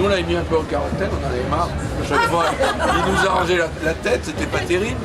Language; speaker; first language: French; native; French